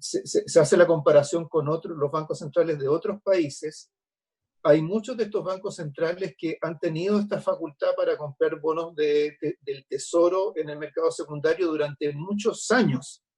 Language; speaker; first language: Spanish; native; Spanish